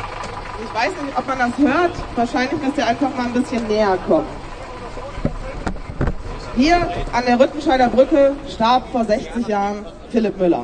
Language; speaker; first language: German; native; German